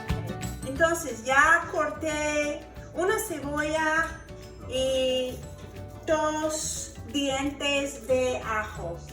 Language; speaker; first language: Spanish; non-native, learner; English